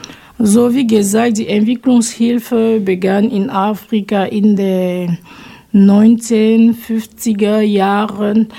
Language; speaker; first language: German; non-native, fluent; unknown